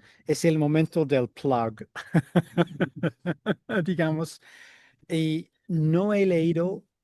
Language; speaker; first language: Spanish; non-native, fluent; English